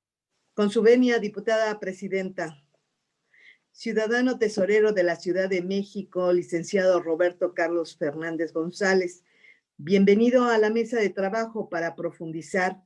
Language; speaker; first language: Spanish; native; Spanish